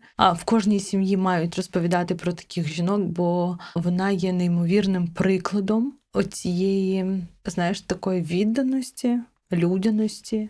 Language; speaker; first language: Ukrainian; non-native, local second language; Crimean Tatar